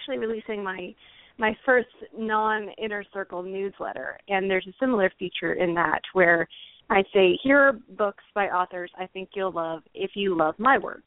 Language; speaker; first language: English; native; English